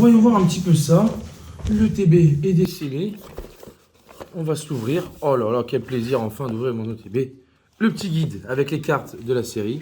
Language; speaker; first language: French; native; French